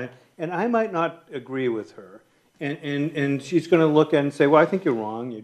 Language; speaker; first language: English; native; English